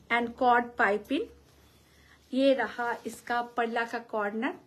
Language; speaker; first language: Hindi; non-native, local second language; Bangla